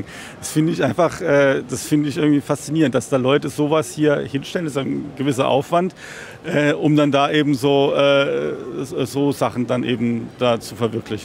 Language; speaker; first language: German; native; German